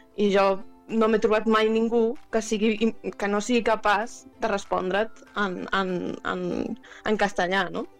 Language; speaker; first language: Catalan; native; Catalan